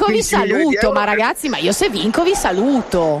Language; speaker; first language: Italian; native; Italian